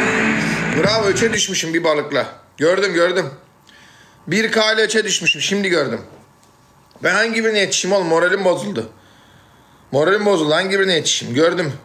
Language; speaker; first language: Turkish; native; Turkish